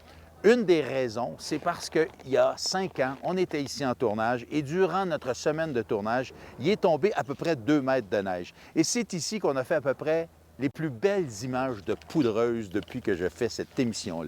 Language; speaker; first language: French; native; French